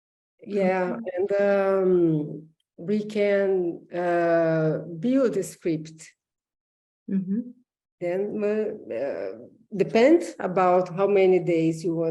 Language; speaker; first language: English; non-native, learner; Portuguese